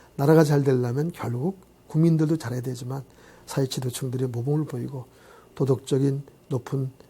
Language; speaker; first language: Korean; native; Korean